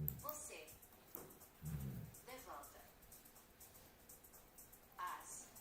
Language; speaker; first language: Portuguese; non-native, learner; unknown